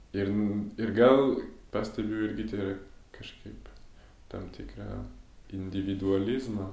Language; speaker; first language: Lithuanian; non-native, fluent; French